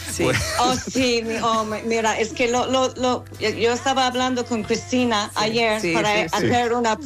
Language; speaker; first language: Spanish; non-native, fluent; English